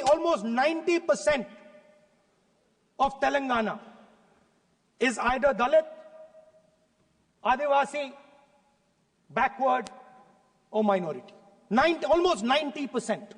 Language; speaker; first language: English; non-native, local second language; Hindi